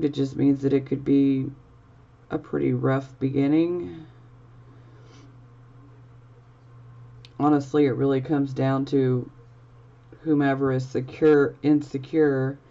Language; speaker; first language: English; native; English